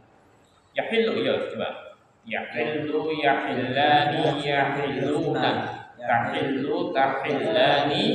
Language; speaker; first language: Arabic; non-native, fluent; Indonesian